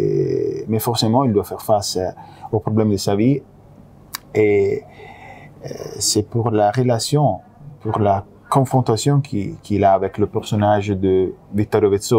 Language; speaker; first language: French; non-native, fluent; Italian